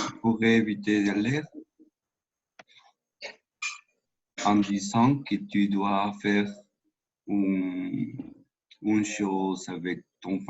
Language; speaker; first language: French; non-native, learner; Spanish